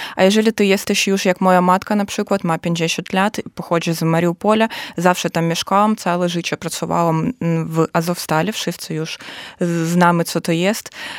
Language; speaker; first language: Polish; non-native, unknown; Russian